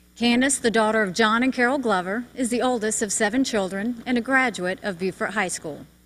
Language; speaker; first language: English; native; English